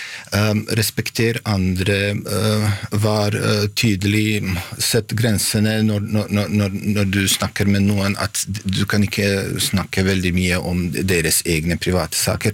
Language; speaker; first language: Norwegian; non-native, fluent; Bosnian